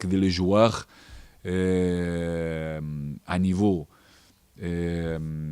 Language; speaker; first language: French; non-native, learner; Portuguese